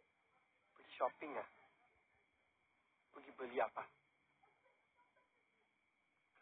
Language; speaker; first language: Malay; non-native, learner; Korean